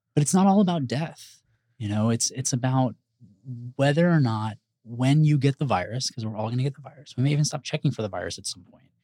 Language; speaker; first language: English; early bilingual, other home language; Spanish